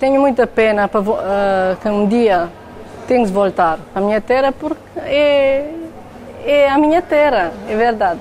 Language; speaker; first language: Portuguese; non-native, learner; Romanian